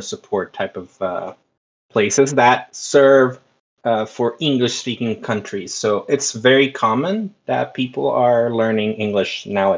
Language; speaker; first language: English; non-native, fluent; Spanish